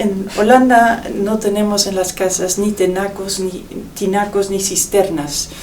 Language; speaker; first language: Spanish; non-native, fluent; Dutch